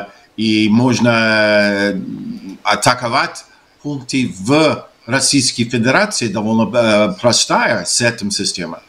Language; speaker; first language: Russian; non-native, fluent; English